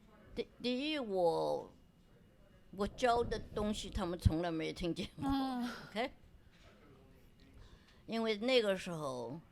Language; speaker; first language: Chinese; non-native, local second language; Wu Chinese